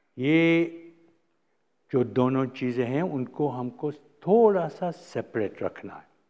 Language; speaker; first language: Hindi; non-native, fluent; Gujarati